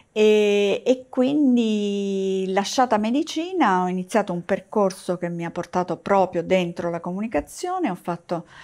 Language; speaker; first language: Italian; native; Italian